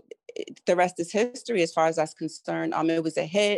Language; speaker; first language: English; native; English